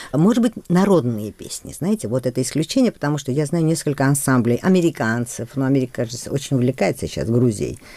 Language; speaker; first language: Russian; non-native, local second language; Georgian